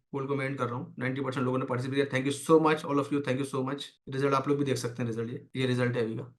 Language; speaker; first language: Hindi; native; Hindi